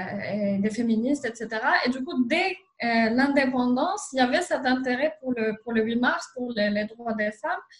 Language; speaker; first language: French; non-native, local second language; Arabic